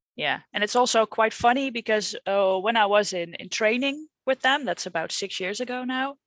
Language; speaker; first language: English; non-native, fluent; Dutch